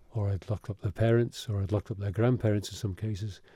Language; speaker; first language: English; early bilingual, other home language; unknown